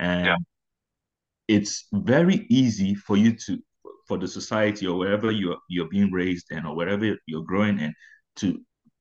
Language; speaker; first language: English; non-native, local second language; Igbo